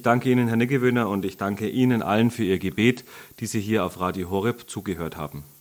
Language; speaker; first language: German; native; German